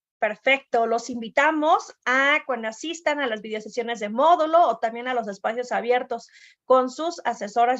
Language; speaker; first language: Spanish; native; Spanish